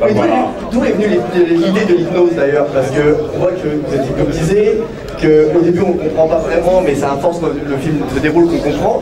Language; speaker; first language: French; native; French